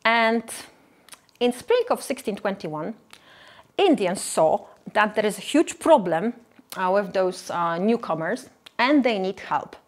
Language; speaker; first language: English; non-native, fluent; Polish